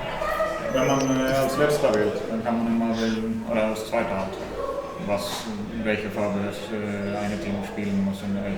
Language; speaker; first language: German; non-native, fluent; Swedish